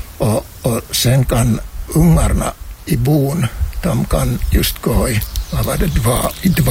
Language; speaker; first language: Swedish; non-native, local second language; Finnish